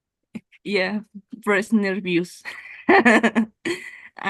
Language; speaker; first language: English; non-native, learner; Spanish